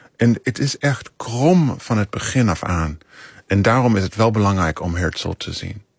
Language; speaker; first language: Dutch; non-native, fluent; English